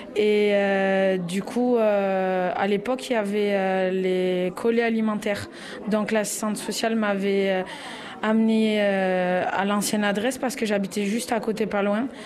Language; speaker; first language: French; native; French